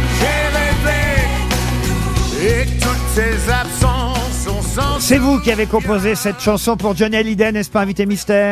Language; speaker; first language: French; native; French